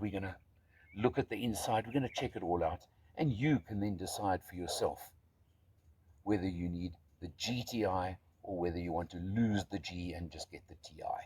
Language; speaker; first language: English; native; English